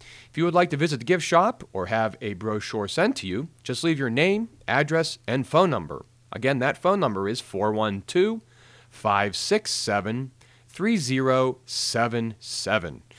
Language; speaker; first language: English; native; English